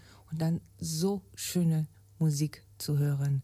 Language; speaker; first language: German; native; German